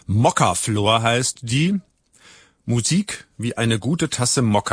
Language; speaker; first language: German; native; German